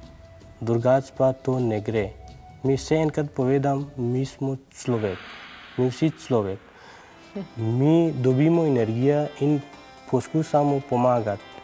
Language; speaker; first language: Slovenian; non-native, learner; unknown